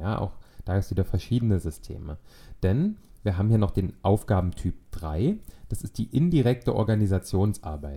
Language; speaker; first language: German; native; German